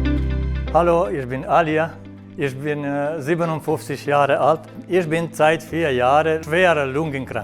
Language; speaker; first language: German; non-native, learner; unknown